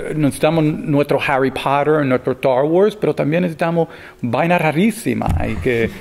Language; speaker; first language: Spanish; early bilingual, heritage; Spanish